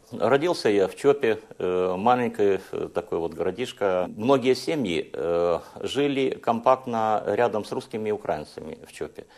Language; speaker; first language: Russian; non-native, local second language; Hungarian